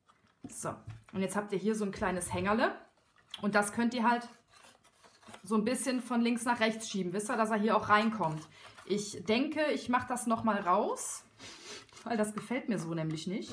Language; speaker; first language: German; native; German